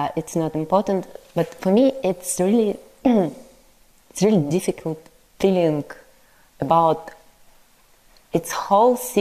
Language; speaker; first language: English; non-native, learner; Russian